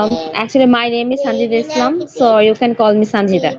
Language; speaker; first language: English; non-native, learner; Bangla